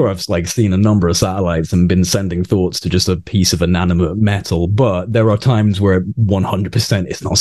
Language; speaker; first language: English; native; English